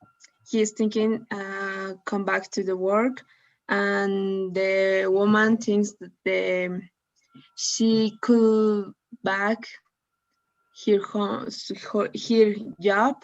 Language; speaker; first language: English; non-native, learner; Spanish